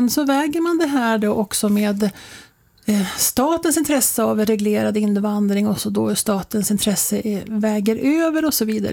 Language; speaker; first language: Swedish; native; Swedish